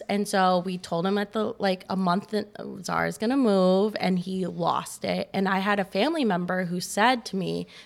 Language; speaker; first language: English; native; English